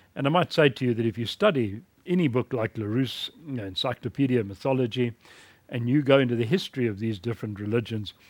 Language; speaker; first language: English; native; English